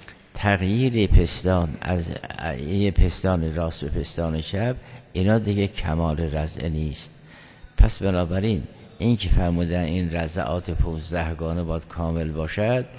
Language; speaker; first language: Persian; native; Persian